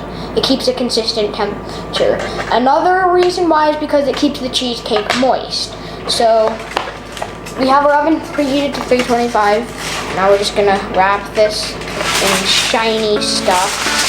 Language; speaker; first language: English; native; English